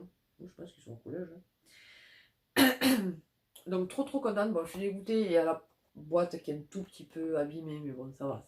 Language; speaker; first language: French; native; French